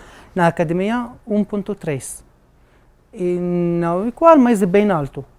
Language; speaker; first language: Portuguese; non-native, learner; Arabic